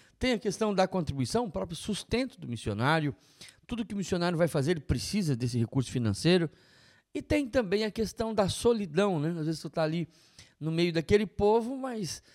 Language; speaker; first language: Portuguese; native; Portuguese